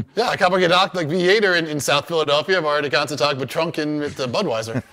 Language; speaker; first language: German; non-native, learner; English